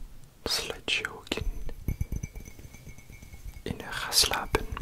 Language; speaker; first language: Dutch; non-native, learner; English